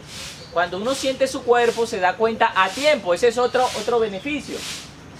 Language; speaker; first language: Spanish; native; Spanish